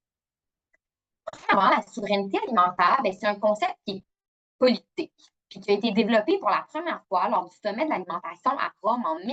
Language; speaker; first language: French; native; French